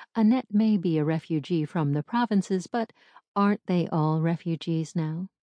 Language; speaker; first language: English; native; English